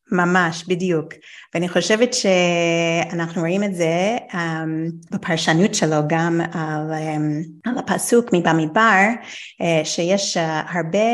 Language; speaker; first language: Hebrew; non-native, fluent; English